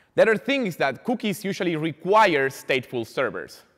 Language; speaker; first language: English; non-native, fluent; Spanish